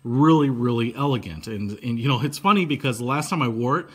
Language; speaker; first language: English; native; English